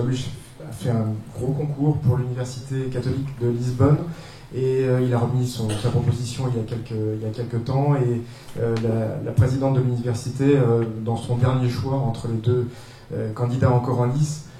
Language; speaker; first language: French; native; French